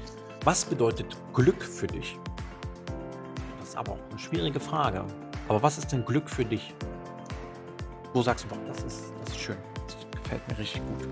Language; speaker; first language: German; native; German